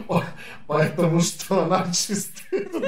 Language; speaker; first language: Russian; non-native, learner; Serbian